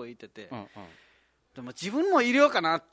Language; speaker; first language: Japanese; non-native, fluent; Nepali